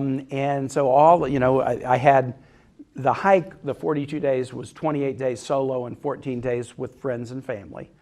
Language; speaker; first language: English; native; English